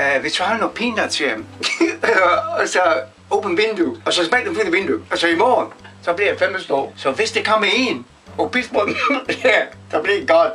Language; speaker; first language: Danish; non-native, learner; Polish